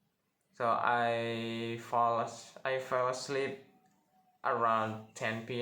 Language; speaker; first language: English; non-native, learner; Indonesian